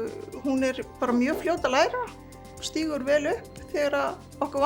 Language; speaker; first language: Icelandic; native; Icelandic